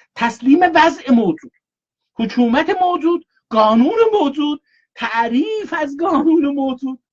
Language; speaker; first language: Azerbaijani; native; Azerbaijani